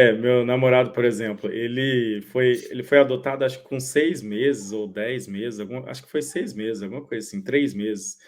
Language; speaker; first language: Portuguese; native; Portuguese